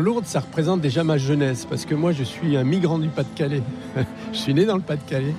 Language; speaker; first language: French; native; French